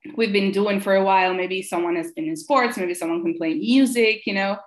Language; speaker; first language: English; non-native, fluent; Italian